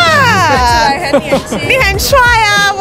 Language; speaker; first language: Chinese; non-native, learner; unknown